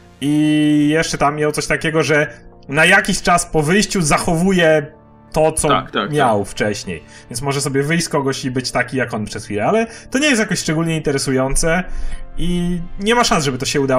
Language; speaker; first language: Polish; native; Polish